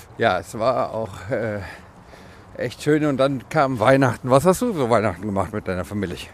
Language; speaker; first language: German; native; German